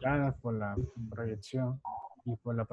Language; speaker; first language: Spanish; native; Spanish